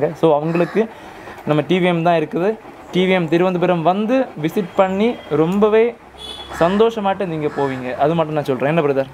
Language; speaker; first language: Tamil; native; Tamil